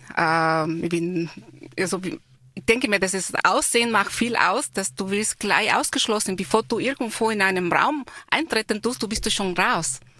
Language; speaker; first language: German; non-native, fluent; Spanish